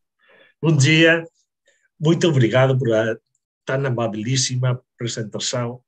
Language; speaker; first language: Portuguese; non-native, learner; Spanish